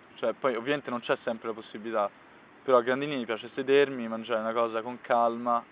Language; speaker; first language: Italian; native; Italian